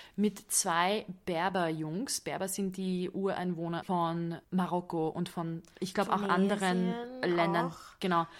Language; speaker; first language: German; non-native, fluent; Hungarian